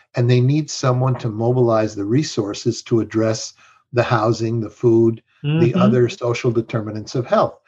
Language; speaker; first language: English; early bilingual, other home language; Spanish